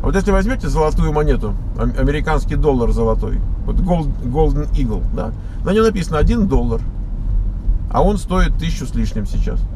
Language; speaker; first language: Russian; native; Russian